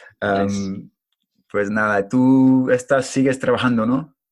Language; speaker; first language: Spanish; non-native, learner; English